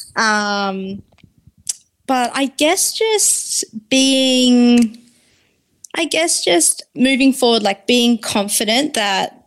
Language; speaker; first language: English; native; English